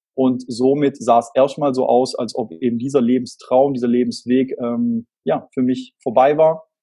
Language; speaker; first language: German; native; German